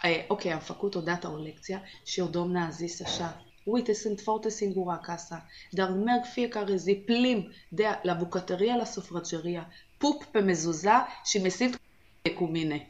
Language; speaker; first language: Romanian; non-native, learner; Hebrew